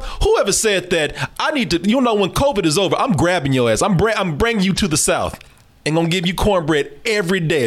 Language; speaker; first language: English; native; English